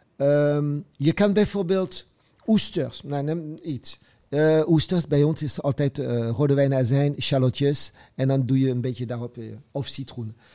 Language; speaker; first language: Dutch; non-native, fluent; French